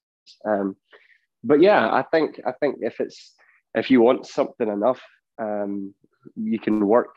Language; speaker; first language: English; native; English